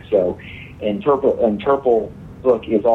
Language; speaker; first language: English; native; English